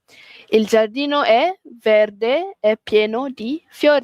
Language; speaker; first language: Italian; non-native, fluent; Malay